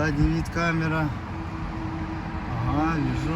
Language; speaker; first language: Russian; non-native, local second language; Kyrgyz